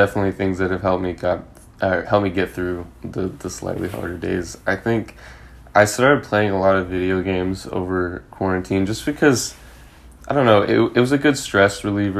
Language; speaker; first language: English; native; English